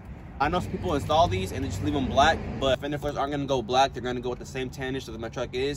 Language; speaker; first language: English; native; English